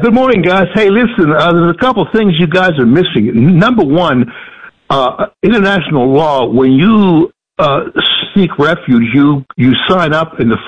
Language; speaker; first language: English; early bilingual, other home language; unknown